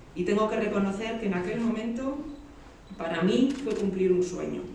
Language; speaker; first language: Spanish; native; Spanish